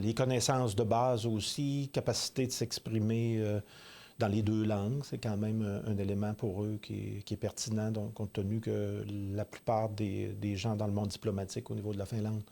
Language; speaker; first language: French; native; French